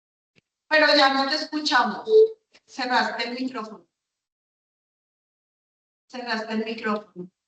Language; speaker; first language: Spanish; native; Spanish